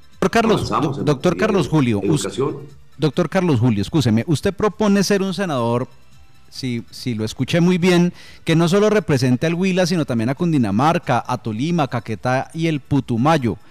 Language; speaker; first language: Spanish; native; Spanish